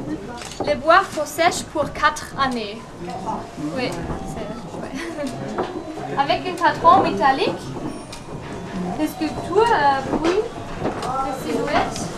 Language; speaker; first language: French; non-native, learner; German